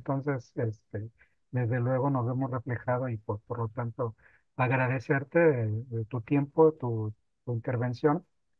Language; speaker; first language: Spanish; native; Spanish